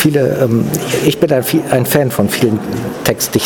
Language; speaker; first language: German; native; German